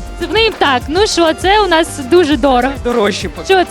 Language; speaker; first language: Ukrainian; native; Ukrainian